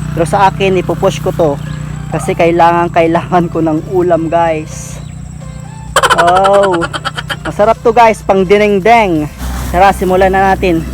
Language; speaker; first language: Filipino; non-native, local second language; Iloko